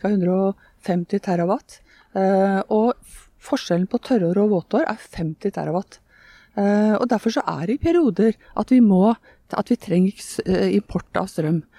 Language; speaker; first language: Norwegian; native; Norwegian